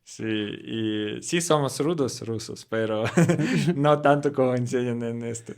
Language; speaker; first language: Spanish; non-native, learner; Russian